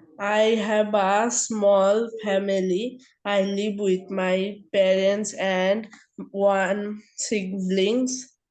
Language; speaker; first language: English; non-native, learner; Bangla